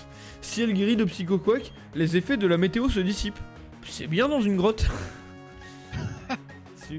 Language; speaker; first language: French; native; French